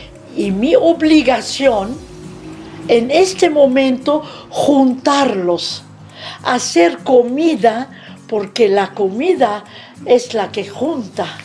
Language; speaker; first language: Spanish; non-native, fluent; Arabic